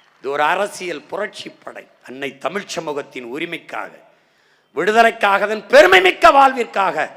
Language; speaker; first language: Tamil; native; Tamil